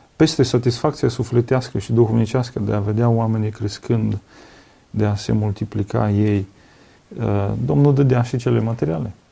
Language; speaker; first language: Romanian; non-native, fluent; Russian